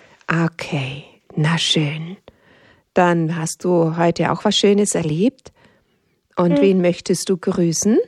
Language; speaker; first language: German; native; German